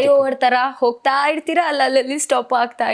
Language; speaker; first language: Kannada; native; Kannada